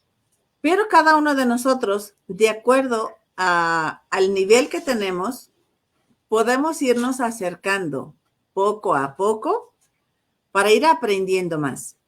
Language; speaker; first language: Spanish; native; Spanish